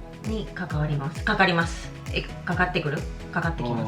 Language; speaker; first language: Japanese; non-native, fluent; English